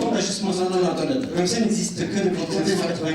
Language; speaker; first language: French; native; French